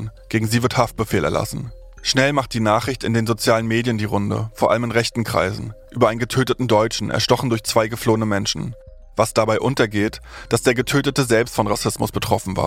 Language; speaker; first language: German; native; German